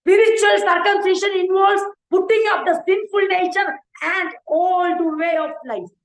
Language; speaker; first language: English; non-native, local second language; Malayalam